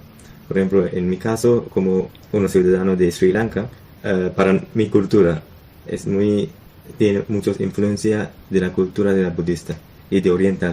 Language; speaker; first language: Spanish; non-native, learner; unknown